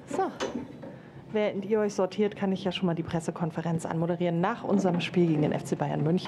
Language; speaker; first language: German; native; German